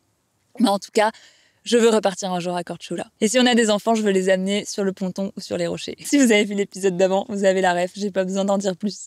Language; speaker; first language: French; native; French